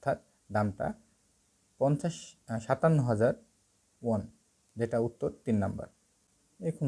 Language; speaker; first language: Korean; non-native, learner; Bangla